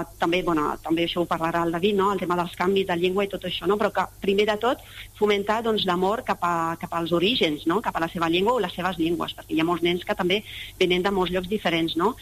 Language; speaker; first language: Catalan; non-native, fluent; French